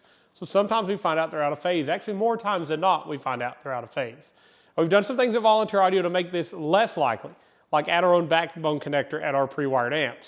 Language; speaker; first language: English; native; English